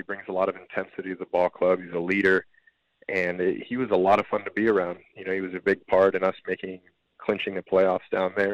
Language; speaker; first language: English; early bilingual, other home language; Spanish